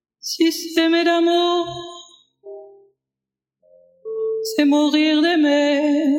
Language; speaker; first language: French; native; French